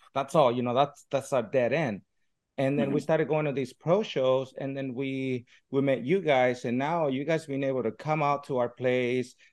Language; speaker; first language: English; early bilingual, other home language; Spanish